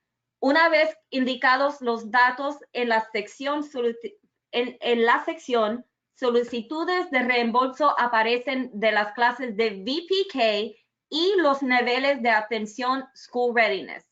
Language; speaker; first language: Spanish; early bilingual, other home language; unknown